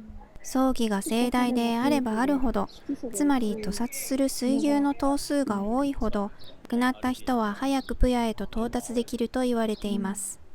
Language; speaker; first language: Japanese; native; Japanese